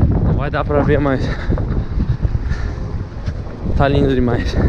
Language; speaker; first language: Portuguese; native; Portuguese